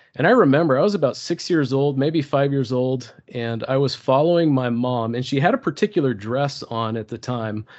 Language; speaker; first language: English; early bilingual, other home language; Turkish